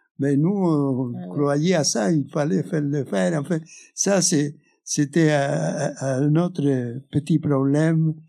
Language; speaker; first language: French; non-native, fluent; Spanish